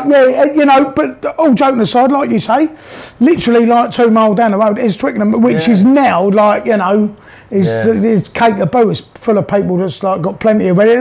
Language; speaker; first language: English; native; English